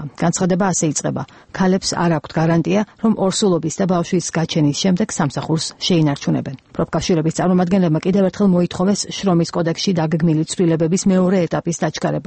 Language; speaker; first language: Georgian; native; Georgian